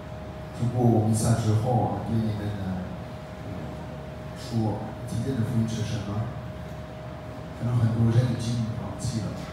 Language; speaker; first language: Chinese; non-native, fluent; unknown